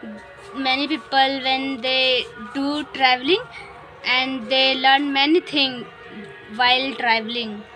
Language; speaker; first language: English; non-native, learner; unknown